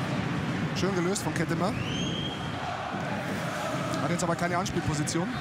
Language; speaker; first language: German; native; German